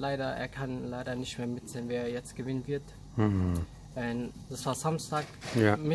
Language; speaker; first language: German; early bilingual, other home language; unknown